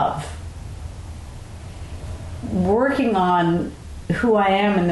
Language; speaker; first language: English; native; English